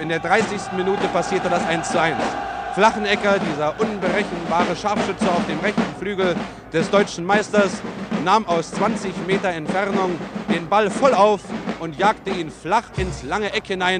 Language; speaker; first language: German; native; German